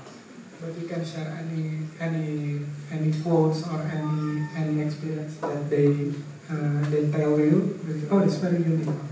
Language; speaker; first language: English; non-native, fluent; Indonesian